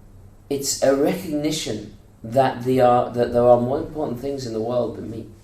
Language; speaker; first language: English; native; English